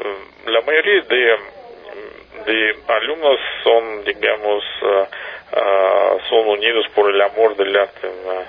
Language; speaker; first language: Spanish; non-native, learner; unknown